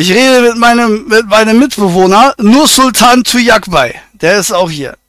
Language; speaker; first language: German; native; German